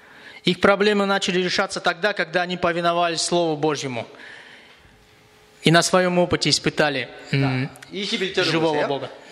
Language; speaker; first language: Russian; native; Russian